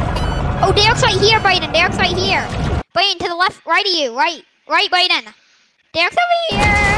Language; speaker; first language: English; native; English